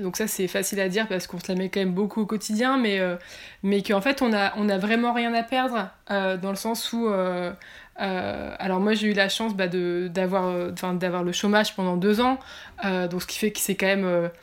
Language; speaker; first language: French; native; French